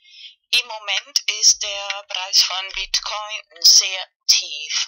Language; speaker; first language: German; non-native, fluent; Spanish